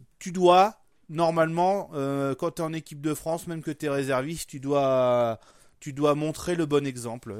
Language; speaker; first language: French; native; French